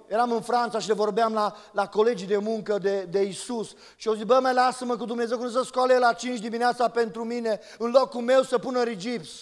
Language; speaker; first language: Romanian; native; Romanian